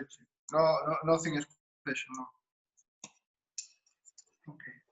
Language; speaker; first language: English; non-native, learner; Spanish